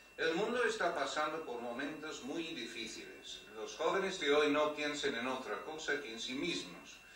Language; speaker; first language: Spanish; non-native, fluent; English